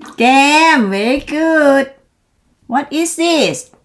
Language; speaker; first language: English; non-native, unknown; Thai